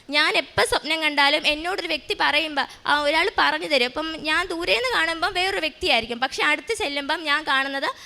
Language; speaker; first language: Malayalam; native; Malayalam